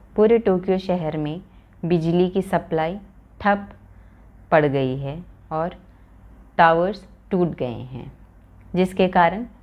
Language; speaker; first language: Hindi; non-native, local second language; Malayalam